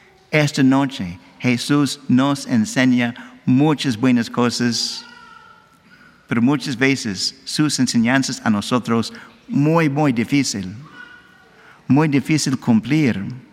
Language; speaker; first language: Spanish; non-native, learner; English